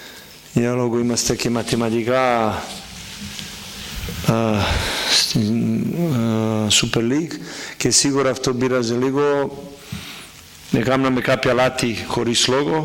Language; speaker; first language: Greek; non-native, fluent; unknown